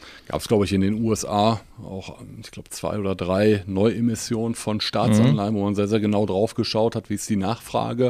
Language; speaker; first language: German; native; German